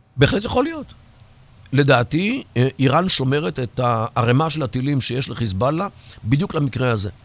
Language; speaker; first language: Hebrew; native; Hebrew